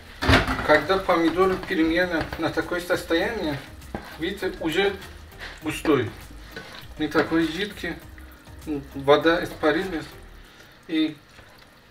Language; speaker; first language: Russian; non-native, learner; Persian